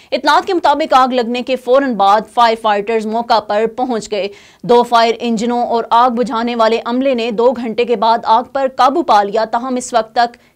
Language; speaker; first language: Urdu; native; Urdu